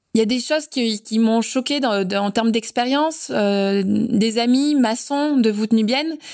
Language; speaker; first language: French; native; French